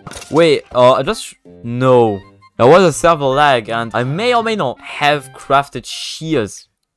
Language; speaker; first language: English; non-native, fluent; French